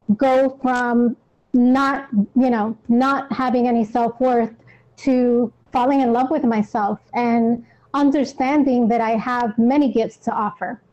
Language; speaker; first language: English; native; English